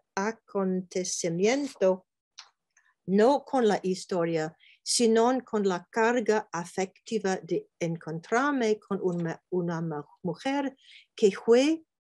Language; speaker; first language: Spanish; non-native, learner; English